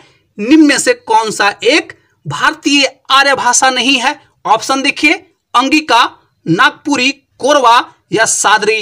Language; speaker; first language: Hindi; native; Hindi